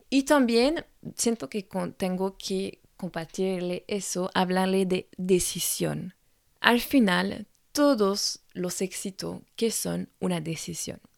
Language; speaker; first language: Spanish; non-native, fluent; French